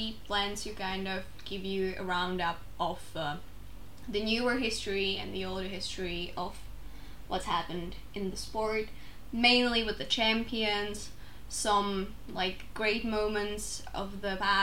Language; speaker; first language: English; non-native, fluent; Czech